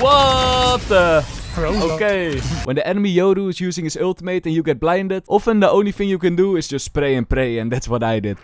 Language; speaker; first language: English; non-native, fluent; Dutch